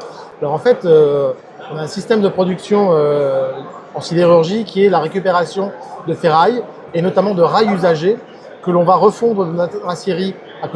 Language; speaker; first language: French; native; French